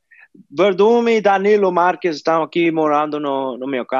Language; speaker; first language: Portuguese; non-native, fluent; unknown